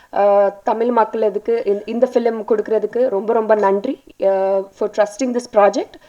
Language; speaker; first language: Tamil; non-native, learner; Telugu